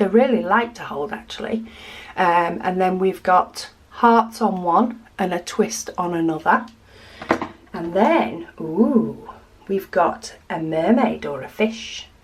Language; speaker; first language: English; native; English